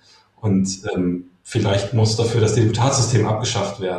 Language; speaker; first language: German; native; German